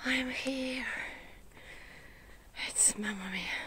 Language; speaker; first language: English; non-native, learner; Russian